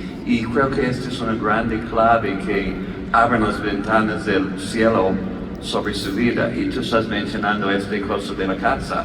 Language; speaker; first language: Spanish; non-native, learner; English